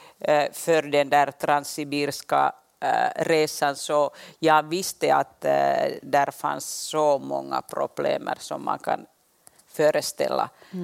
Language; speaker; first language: Swedish; non-native, local second language; Finnish